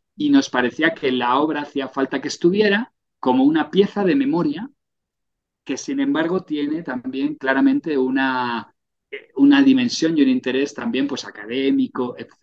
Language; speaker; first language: Spanish; native; Spanish